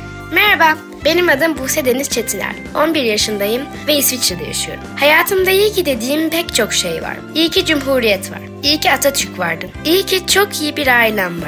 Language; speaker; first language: Turkish; early bilingual, heritage; Turkish